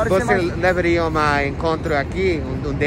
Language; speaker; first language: Portuguese; non-native, fluent; English